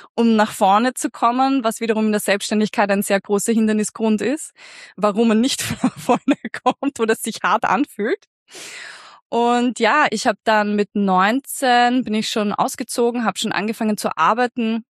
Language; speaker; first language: German; native; German